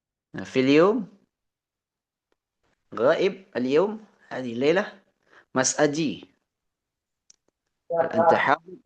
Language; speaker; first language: Arabic; non-native, fluent; Indonesian